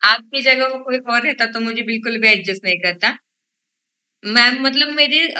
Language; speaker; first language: Hindi; non-native, local second language; Marathi